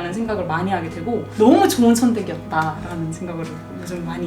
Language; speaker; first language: Korean; non-native, fluent; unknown